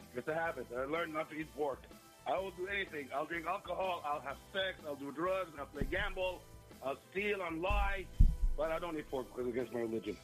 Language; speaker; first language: English; non-native, fluent; Arabic